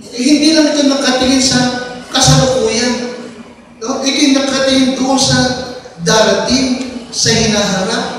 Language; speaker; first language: Filipino; native; Filipino